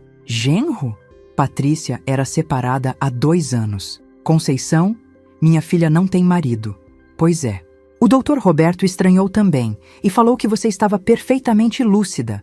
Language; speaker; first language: Portuguese; native; Portuguese